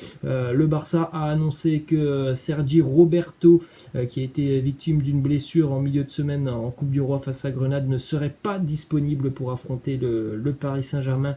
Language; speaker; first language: French; native; French